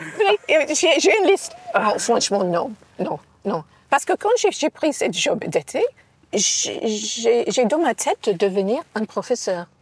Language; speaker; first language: French; non-native, fluent; English